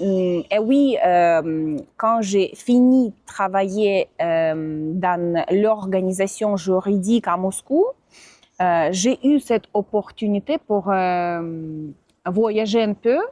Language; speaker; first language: French; non-native, fluent; Russian